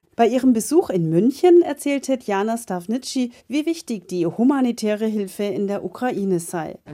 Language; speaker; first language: German; non-native, fluent; Ukrainian